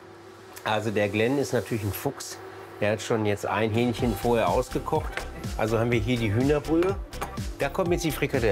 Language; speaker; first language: German; native; German